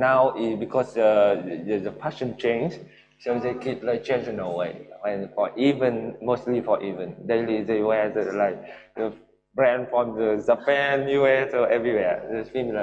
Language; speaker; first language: English; non-native, learner; Vietnamese